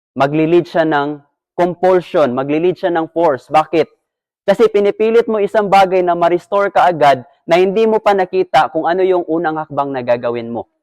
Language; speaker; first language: Filipino; native; Filipino